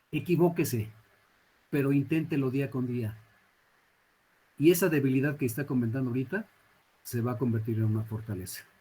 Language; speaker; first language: Spanish; native; Spanish